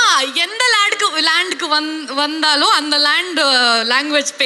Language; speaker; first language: Tamil; non-native, learner; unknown